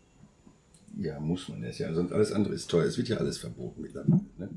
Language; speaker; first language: German; native; German